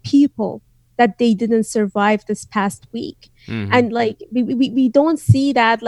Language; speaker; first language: English; non-native, fluent; Azerbaijani